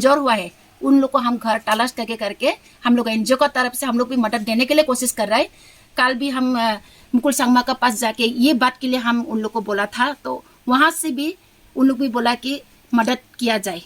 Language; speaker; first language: Hindi; non-native, local second language; Garo